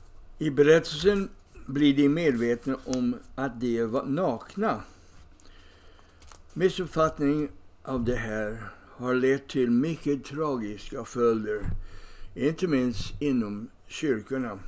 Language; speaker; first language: Swedish; non-native, fluent; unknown